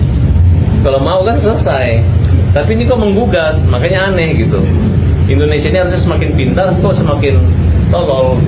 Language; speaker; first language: Indonesian; native; Indonesian